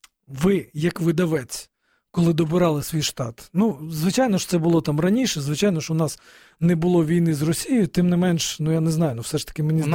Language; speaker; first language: Ukrainian; native; Ukrainian